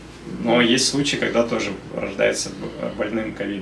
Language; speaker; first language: Russian; native; Russian